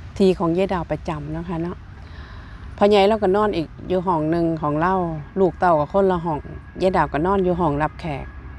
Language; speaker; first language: Thai; native; Thai